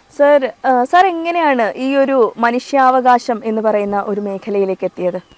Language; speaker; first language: Malayalam; native; Malayalam